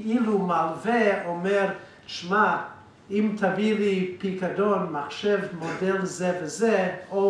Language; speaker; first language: Hebrew; non-native, fluent; English